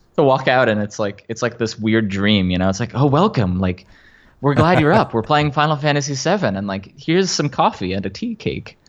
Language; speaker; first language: English; native; English